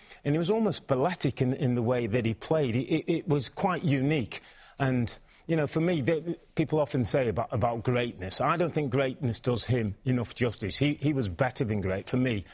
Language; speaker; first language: English; native; English